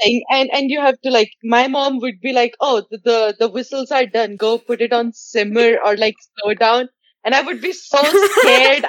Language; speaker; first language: English; non-native, local second language; Hindi